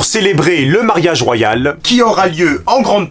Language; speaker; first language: French; native; French